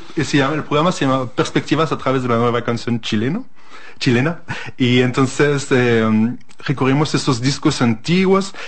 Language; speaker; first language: Spanish; non-native, fluent; French